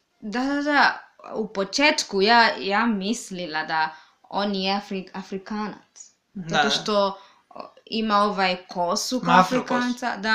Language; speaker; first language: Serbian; non-native, learner; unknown